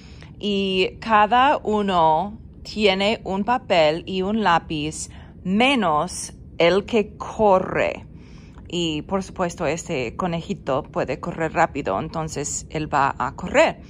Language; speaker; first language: Spanish; non-native, fluent; English